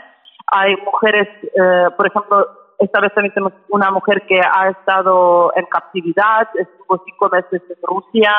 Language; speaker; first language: Spanish; non-native, fluent; Ukrainian